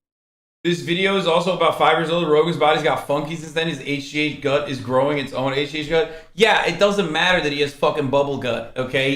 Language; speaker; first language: English; native; English